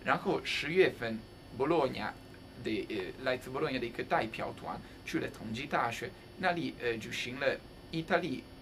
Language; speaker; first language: Chinese; non-native, fluent; Italian